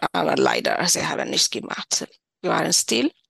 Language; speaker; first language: German; non-native, learner; Tigrinya